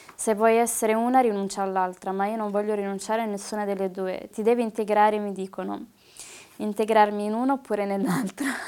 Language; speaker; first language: Italian; early bilingual, other home language; Arabic